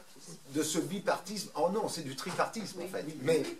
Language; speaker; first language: French; native; French